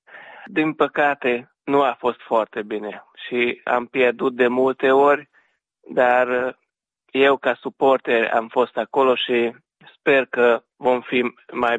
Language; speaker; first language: Romanian; non-native, local second language; Hungarian